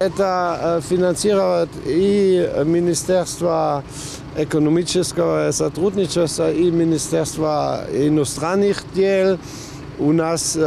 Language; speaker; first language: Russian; non-native, learner; German